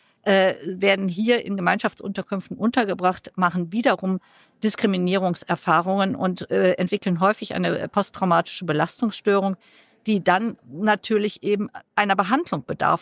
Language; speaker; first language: German; native; German